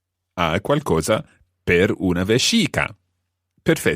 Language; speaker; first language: Italian; non-native, fluent; English